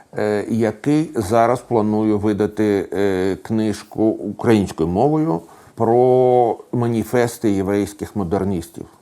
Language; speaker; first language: Ukrainian; native; Ukrainian